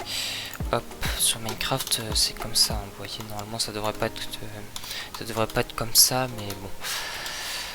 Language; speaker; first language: French; native; French